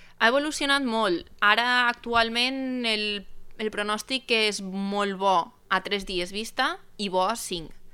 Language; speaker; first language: Catalan; native; Catalan